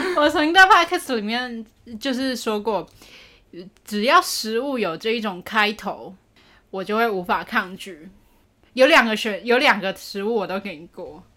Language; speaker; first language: Chinese; native; Chinese